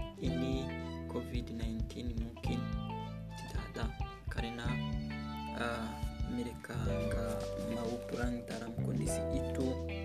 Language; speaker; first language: Indonesian; non-native, learner; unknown